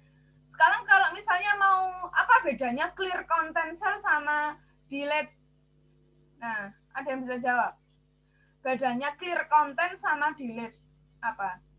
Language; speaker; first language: Indonesian; native; Indonesian